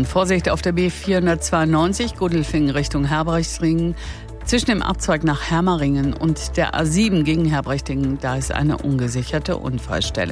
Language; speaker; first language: German; native; German